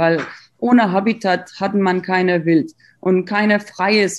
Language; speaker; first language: German; non-native, fluent; Afrikaans